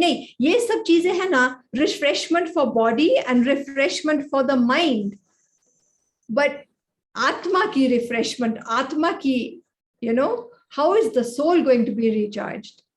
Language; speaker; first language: Hindi; native; Hindi